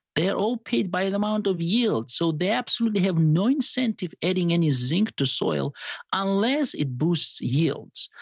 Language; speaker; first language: English; non-native, fluent; Georgian